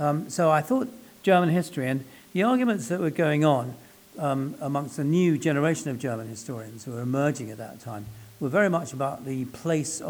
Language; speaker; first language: English; native; English